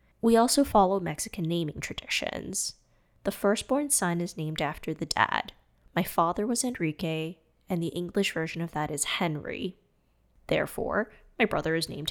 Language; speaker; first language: English; non-native, fluent; Cantonese